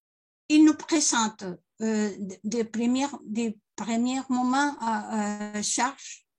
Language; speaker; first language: French; non-native, learner; Spanish